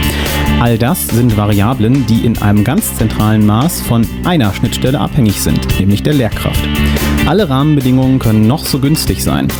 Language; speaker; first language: German; native; German